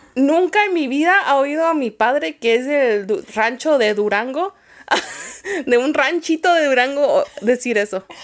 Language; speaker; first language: Spanish; early bilingual, other home language; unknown